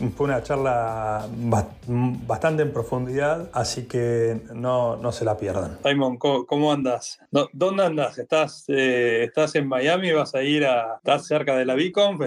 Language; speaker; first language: Spanish; native; Spanish